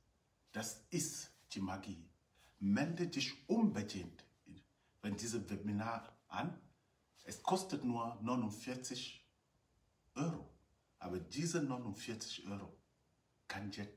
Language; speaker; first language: German; non-native, fluent; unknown